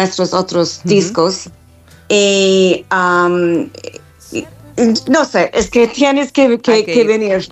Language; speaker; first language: Spanish; non-native, learner; English